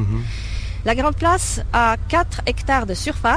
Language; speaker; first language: French; non-native, fluent; Polish